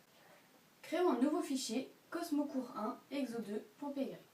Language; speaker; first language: French; native; French